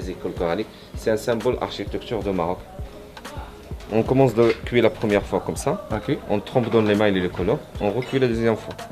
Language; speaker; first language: French; non-native, local second language; Arabic